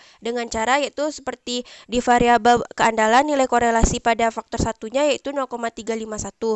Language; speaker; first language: Indonesian; native; Indonesian